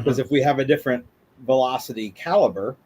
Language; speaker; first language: English; native; English